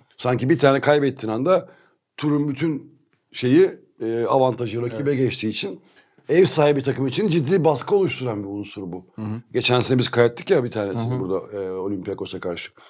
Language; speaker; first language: Turkish; native; Turkish